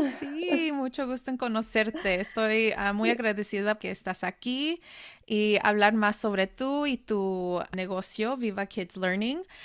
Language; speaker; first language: Spanish; early bilingual, heritage; Spanish